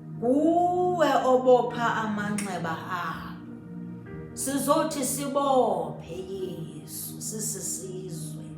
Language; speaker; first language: Xhosa; native; Xhosa